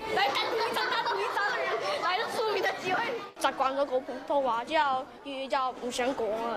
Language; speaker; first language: Cantonese; non-native, local second language; Chinese